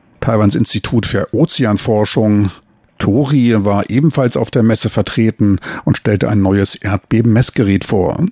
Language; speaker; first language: German; native; German